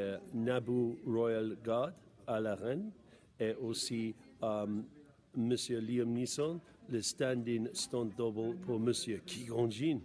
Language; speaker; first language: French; non-native, learner; English